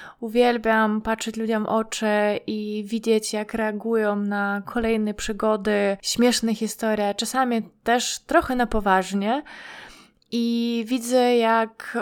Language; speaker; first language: Polish; non-native, fluent; Ukrainian